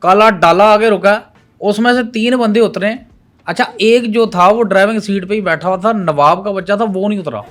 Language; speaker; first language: Urdu; non-native, local second language; Punjabi